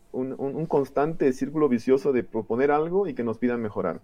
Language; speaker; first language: Spanish; native; Spanish